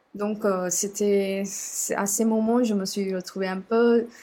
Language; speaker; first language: French; non-native, fluent; Sinhala